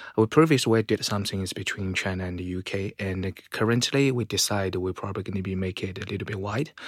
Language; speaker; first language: English; non-native, fluent; Chinese